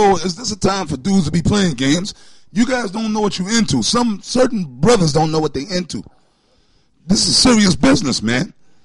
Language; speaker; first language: English; native; English